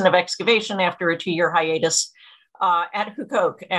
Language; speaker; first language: English; native; English